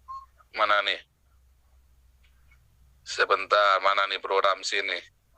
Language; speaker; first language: Indonesian; native; Indonesian